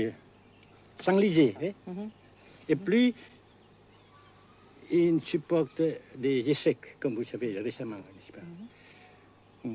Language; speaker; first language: French; non-native, local second language; Vietnamese